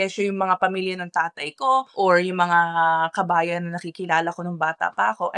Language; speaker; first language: Filipino; early bilingual, heritage; Filipino